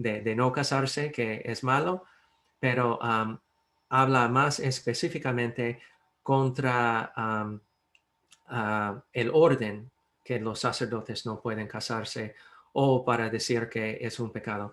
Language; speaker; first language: Spanish; non-native, fluent; English